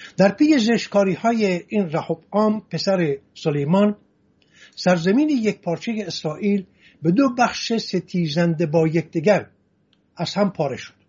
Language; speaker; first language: Persian; non-native, local second language; Assyrian Neo-Aramaic